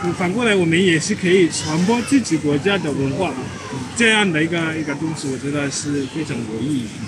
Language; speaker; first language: Chinese; non-native, fluent; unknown